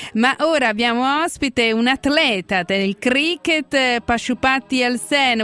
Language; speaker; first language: Italian; native; Italian